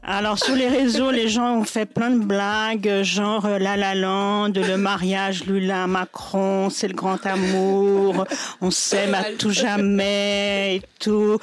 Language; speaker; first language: French; non-native, fluent; Portuguese